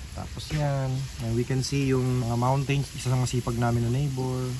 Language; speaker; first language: Filipino; native; Filipino